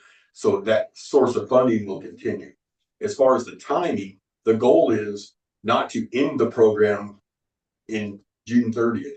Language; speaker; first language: English; native; English